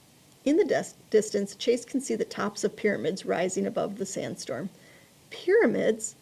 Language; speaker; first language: English; native; English